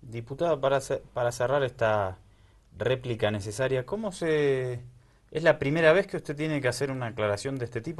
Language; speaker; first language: Spanish; native; Spanish